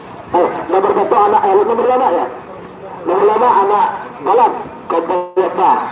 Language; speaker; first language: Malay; non-native, local second language; Madurese